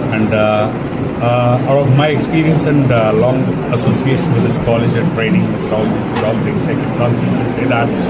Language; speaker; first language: English; non-native, local second language; Telugu